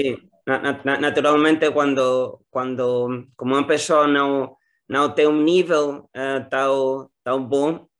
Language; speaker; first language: Portuguese; non-native, learner; Galician